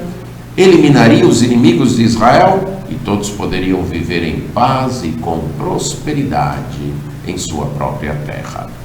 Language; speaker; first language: Portuguese; native; Portuguese